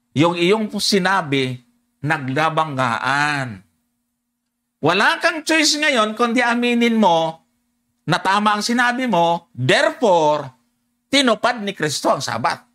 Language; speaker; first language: Filipino; non-native, local second language; Cebuano